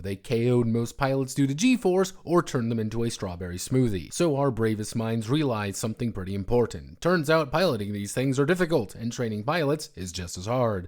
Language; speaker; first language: English; native; English